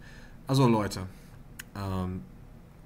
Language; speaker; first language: German; non-native, learner; English